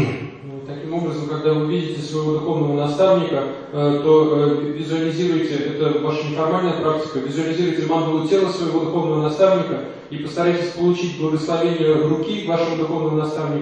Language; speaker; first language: Russian; native; Russian